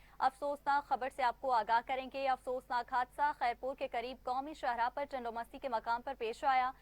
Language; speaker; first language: Urdu; native; Urdu